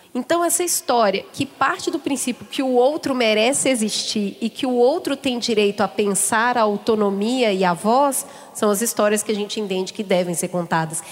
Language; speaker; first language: Portuguese; native; Portuguese